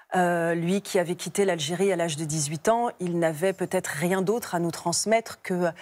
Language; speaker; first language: French; native; French